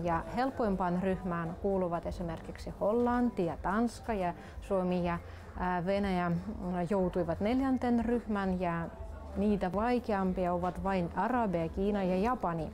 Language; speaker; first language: Finnish; non-native, local second language; Russian